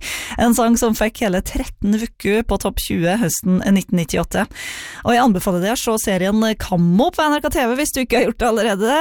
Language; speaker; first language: Norwegian; native; Norwegian